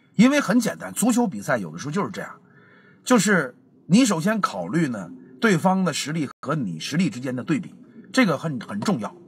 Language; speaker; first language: Chinese; native; Chinese